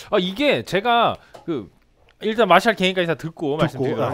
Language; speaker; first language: Korean; native; Korean